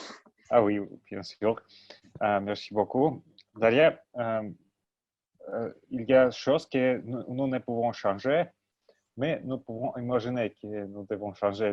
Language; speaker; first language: French; non-native, learner; Russian